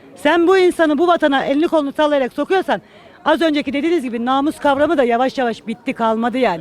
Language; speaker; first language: Turkish; native; Turkish